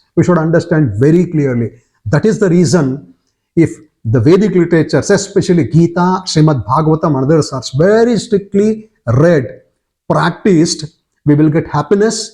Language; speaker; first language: English; non-native, local second language; Kannada